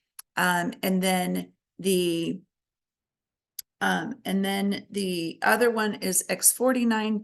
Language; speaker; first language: English; native; English